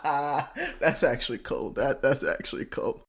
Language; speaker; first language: English; native; English